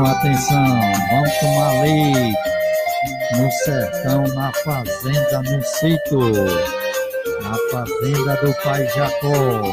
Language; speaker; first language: Portuguese; native; Portuguese